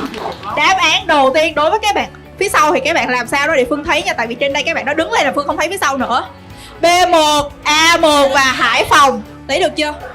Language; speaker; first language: Vietnamese; native; Vietnamese